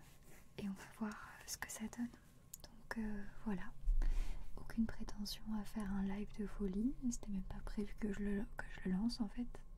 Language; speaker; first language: French; native; French